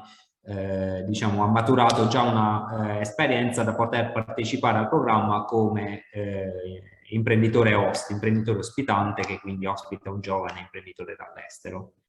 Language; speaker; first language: Italian; native; Italian